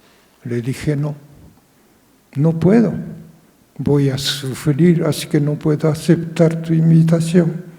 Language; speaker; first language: Spanish; non-native, fluent; Japanese